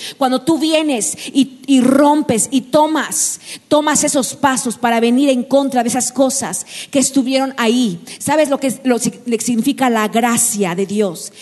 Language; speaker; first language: Spanish; native; Spanish